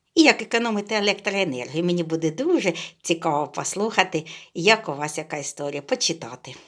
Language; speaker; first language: Ukrainian; native; Ukrainian